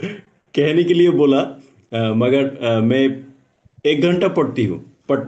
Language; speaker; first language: Hindi; non-native, learner; Bangla